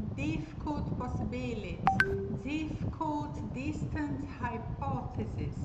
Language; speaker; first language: English; non-native, fluent; Portuguese